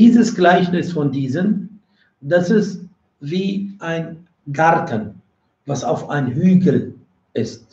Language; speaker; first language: German; non-native, fluent; Arabic